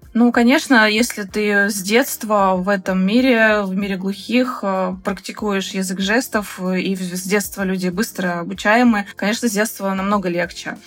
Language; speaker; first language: Russian; native; Russian